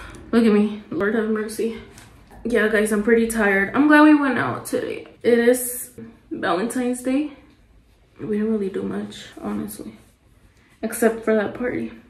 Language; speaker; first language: English; early bilingual, other home language; Spanish